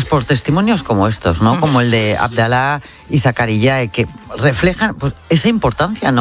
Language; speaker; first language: Spanish; native; Spanish